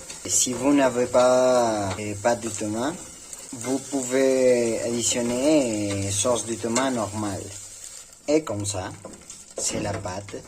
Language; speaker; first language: French; non-native, learner; Spanish